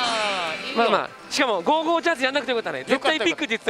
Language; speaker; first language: Japanese; native; Japanese